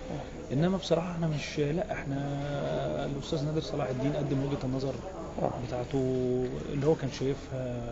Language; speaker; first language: Arabic; native; Arabic